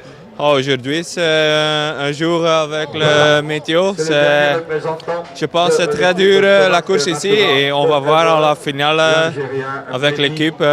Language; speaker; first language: French; non-native, local second language; Dutch